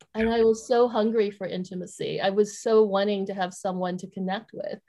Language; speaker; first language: English; early bilingual, other home language; Vietnamese